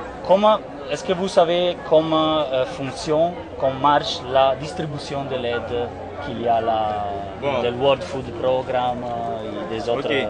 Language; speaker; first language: French; non-native, learner; Italian